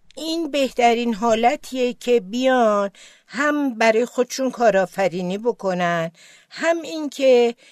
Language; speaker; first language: Persian; non-native, local second language; Azerbaijani